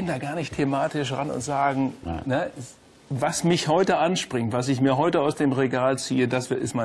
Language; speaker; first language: German; native; German